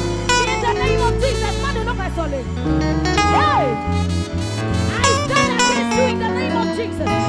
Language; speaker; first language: English; non-native, local second language; Akan